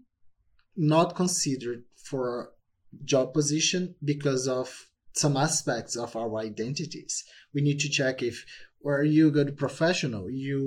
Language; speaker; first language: English; non-native, fluent; Portuguese